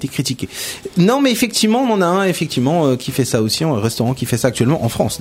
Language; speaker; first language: French; native; French